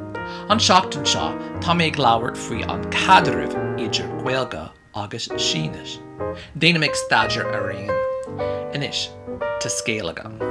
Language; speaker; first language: Irish; non-native, learner; English